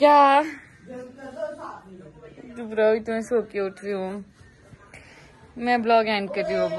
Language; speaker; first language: Hindi; native; Hindi